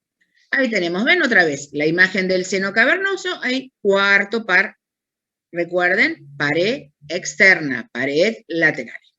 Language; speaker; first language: Spanish; native; Spanish